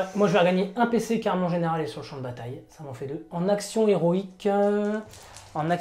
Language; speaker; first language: French; native; French